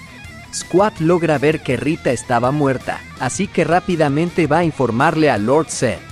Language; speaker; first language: Spanish; native; Spanish